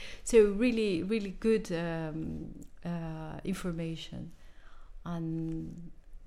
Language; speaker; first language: English; non-native, fluent; Portuguese